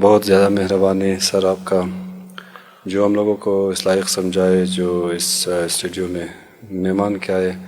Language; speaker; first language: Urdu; non-native, local second language; Hazaragi